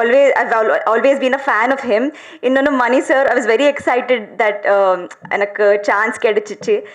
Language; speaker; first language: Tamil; non-native, learner; Telugu